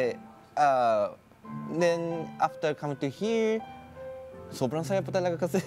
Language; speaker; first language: Filipino; non-native, learner; Japanese